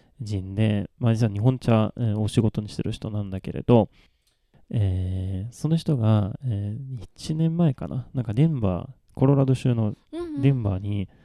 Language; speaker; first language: Japanese; non-native, fluent; Swedish